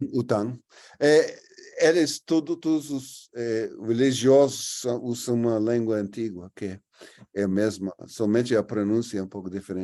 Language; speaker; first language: Portuguese; non-native, fluent; English